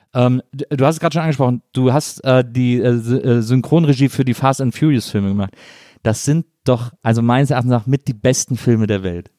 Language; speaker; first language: German; native; German